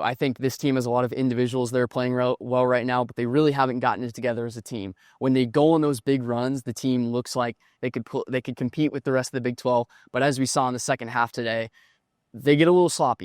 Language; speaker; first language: English; native; English